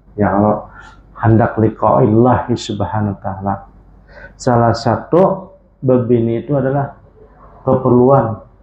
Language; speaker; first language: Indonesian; non-native, local second language; Banjar